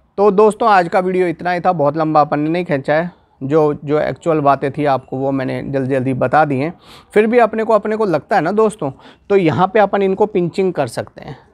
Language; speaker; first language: Hindi; non-native, local second language; Gujarati